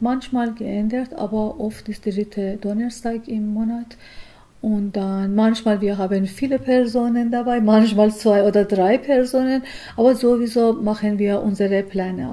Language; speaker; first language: German; non-native, learner; Persian